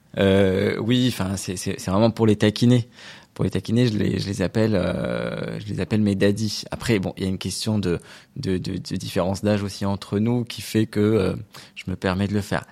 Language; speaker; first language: French; non-native, local second language; Arabic